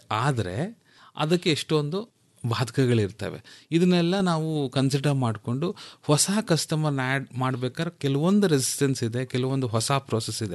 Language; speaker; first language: Kannada; native; Kannada